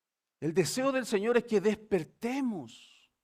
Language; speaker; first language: Spanish; native; Spanish